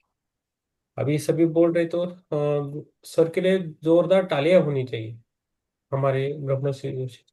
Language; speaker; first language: Hindi; native; Hindi